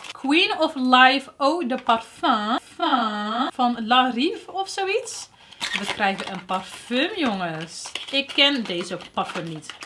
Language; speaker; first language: Dutch; early bilingual, other home language; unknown